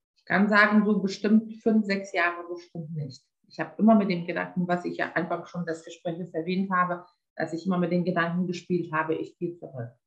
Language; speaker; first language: German; non-native, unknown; Lithuanian